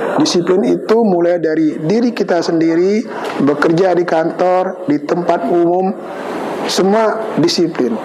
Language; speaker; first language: Indonesian; non-native, local second language; Balinese